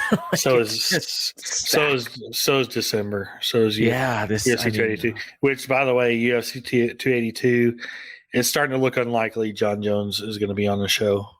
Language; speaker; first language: English; native; English